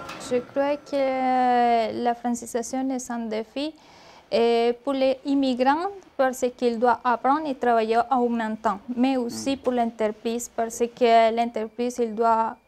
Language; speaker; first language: French; non-native, learner; Spanish